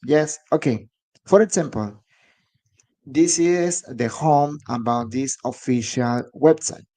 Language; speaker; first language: English; non-native, learner; Spanish